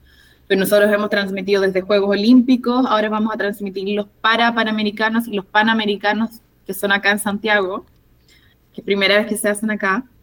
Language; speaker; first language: Spanish; native; Spanish